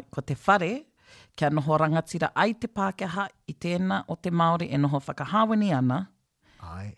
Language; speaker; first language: Māori; native; Māori